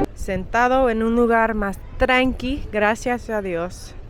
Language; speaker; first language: Spanish; non-native, learner; English